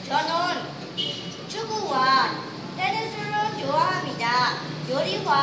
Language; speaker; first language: Korean; non-native, learner; Burmese